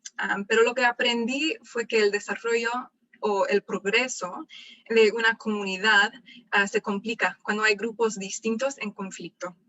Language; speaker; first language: Spanish; non-native, fluent; English